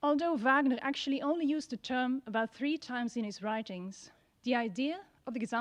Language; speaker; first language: English; non-native, fluent; Dutch